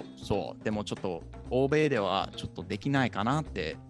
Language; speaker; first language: Japanese; non-native, fluent; English